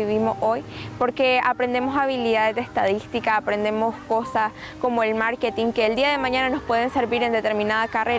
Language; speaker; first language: Spanish; native; Spanish